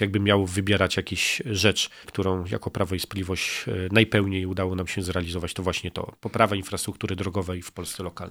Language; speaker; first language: Polish; native; Polish